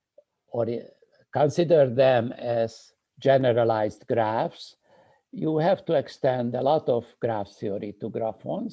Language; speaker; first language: English; non-native, fluent; Hungarian